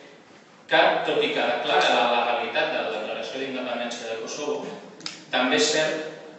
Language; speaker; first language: Catalan; native; Catalan